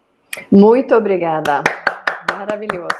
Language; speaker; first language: Portuguese; non-native, fluent; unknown